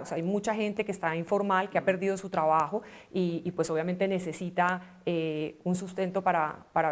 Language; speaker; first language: Spanish; native; Spanish